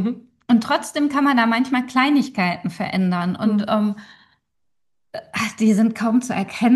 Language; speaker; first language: German; native; German